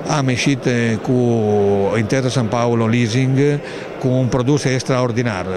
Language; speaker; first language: Romanian; non-native, fluent; Italian